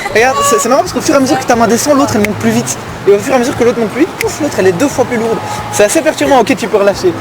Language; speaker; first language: French; native; French